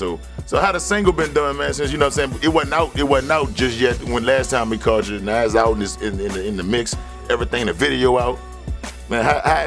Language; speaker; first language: English; native; English